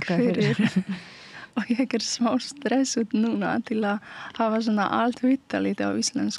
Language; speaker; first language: Icelandic; non-native, learner; Polish